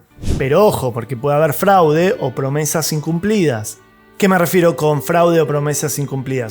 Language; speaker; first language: Spanish; native; Spanish